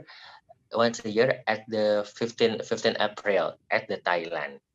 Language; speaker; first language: English; non-native, learner; Indonesian